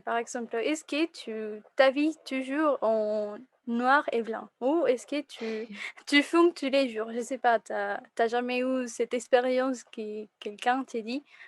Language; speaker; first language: French; non-native, fluent; Spanish